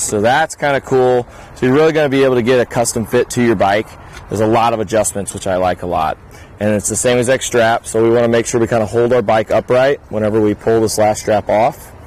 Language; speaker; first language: English; native; English